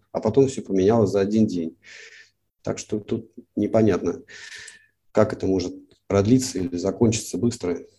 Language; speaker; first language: Russian; native; Russian